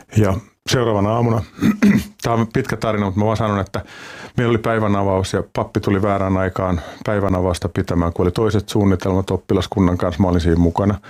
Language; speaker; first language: Finnish; native; Finnish